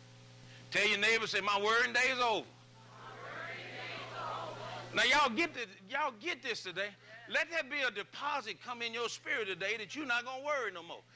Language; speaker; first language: English; native; English